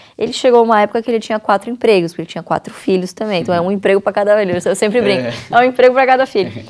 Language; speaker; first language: Portuguese; native; Portuguese